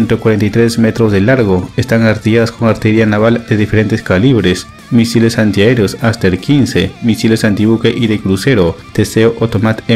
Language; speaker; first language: Spanish; native; Spanish